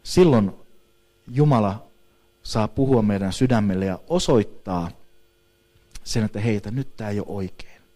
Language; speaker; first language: Finnish; native; Finnish